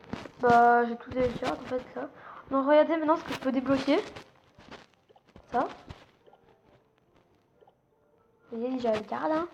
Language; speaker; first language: French; native; French